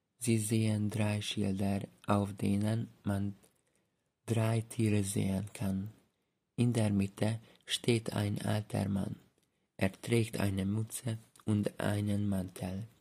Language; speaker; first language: German; non-native, learner; Hungarian